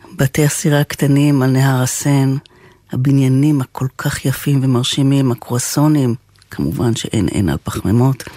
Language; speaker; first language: Hebrew; native; Hebrew